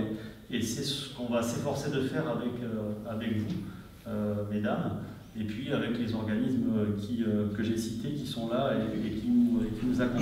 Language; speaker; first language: French; native; French